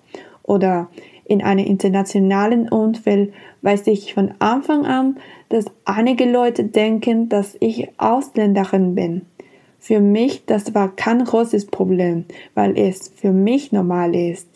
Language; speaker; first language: German; non-native, fluent; Spanish